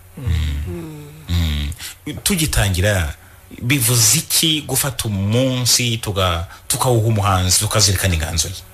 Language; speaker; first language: Kinyarwanda; native; Kinyarwanda